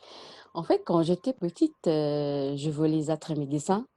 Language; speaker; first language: French; non-native, learner; Arabic